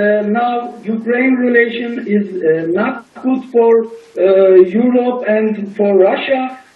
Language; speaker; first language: English; non-native, learner; Turkish